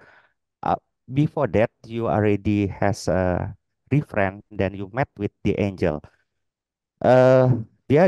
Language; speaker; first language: English; non-native, learner; Indonesian